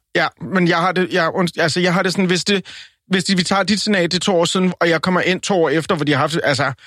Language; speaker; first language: Danish; non-native, fluent; Spanish